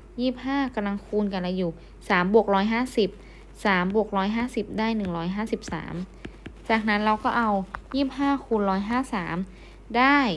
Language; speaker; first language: Thai; native; Thai